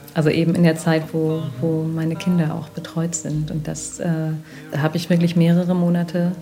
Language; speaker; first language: German; native; German